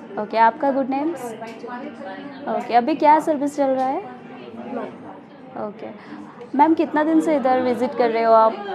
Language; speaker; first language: Hindi; non-native, local second language; Kannada